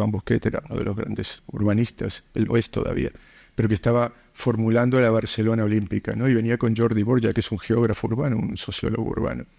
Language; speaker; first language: Spanish; native; Spanish